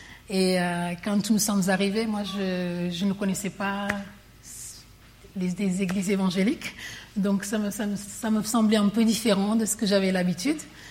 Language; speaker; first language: French; non-native, fluent; Portuguese